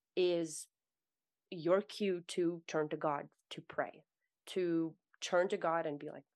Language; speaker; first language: English; native; English